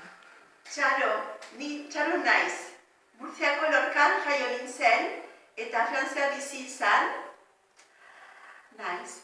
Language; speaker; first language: Basque; non-native, local second language; Spanish